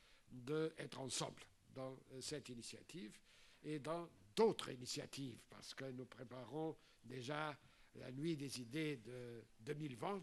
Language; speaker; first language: French; non-native, fluent; Portuguese